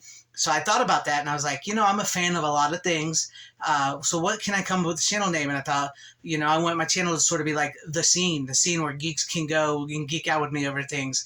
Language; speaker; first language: English; native; English